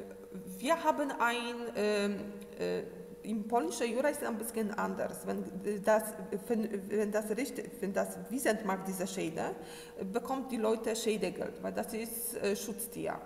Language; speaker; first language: German; non-native, learner; Polish